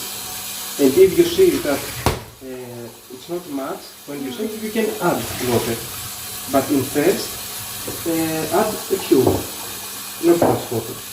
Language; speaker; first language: English; non-native, learner; Greek